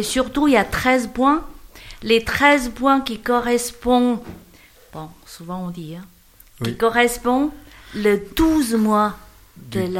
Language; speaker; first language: French; non-native, learner; Chinese